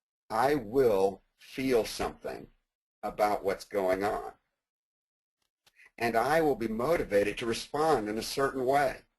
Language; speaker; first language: English; native; English